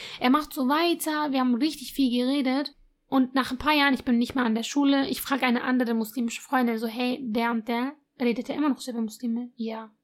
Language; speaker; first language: German; early bilingual, other home language; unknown